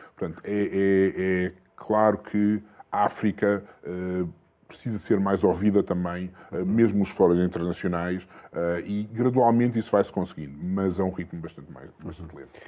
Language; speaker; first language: Portuguese; early bilingual, other home language; Kabuverdianu